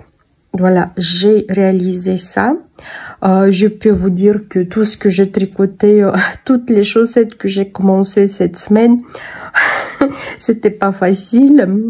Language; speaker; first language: French; non-native, fluent; Russian